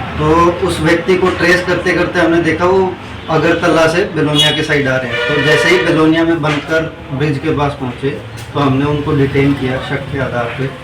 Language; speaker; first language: Hindi; non-native, local second language; Bangla